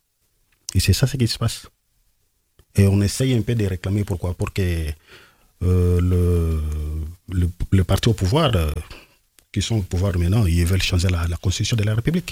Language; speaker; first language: French; non-native, local second language; Lingala